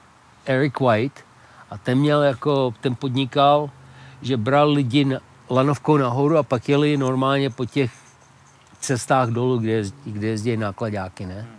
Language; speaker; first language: Czech; early bilingual, heritage; Czech